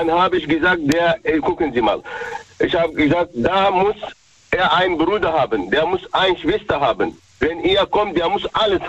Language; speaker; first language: German; non-native, learner; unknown